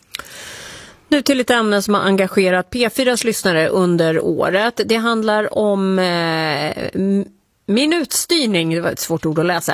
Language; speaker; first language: Swedish; native; Swedish